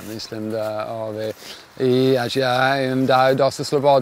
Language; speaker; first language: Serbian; non-native, fluent; English